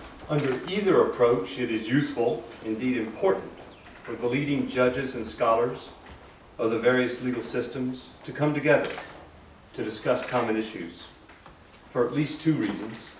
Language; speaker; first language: English; native; English